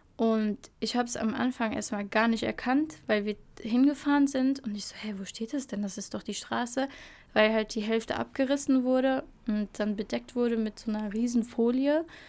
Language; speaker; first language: German; early bilingual, other home language; Albanian